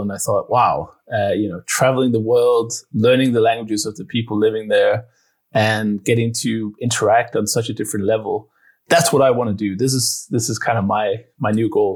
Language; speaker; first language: English; non-native, fluent; Danish